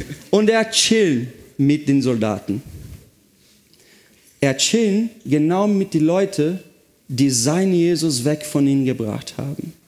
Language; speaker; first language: German; non-native, fluent; Portuguese